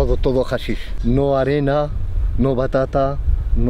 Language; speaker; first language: Spanish; non-native, learner; Arabic